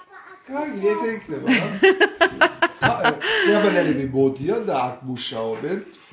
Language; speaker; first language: Georgian; non-native, learner; German